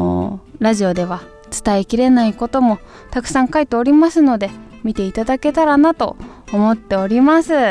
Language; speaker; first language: Japanese; native; Japanese